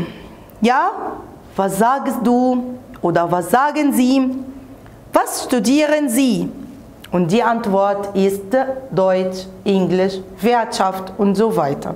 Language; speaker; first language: German; non-native, fluent; Arabic